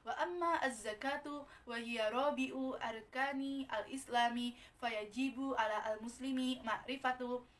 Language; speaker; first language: Arabic; non-native, learner; Indonesian